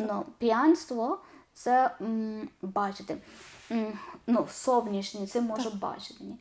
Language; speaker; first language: Ukrainian; non-native, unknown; Malayalam